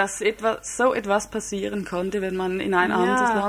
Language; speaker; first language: German; non-native, fluent; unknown